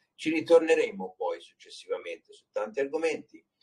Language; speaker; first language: Italian; native; Italian